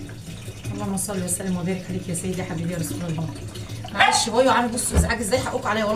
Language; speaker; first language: Arabic; native; Arabic